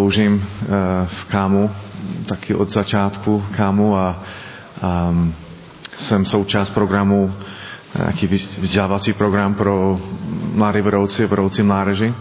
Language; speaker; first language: Czech; non-native, learner; English